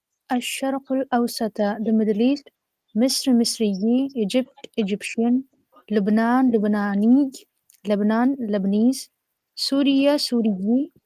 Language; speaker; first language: Arabic; non-native, learner; Urdu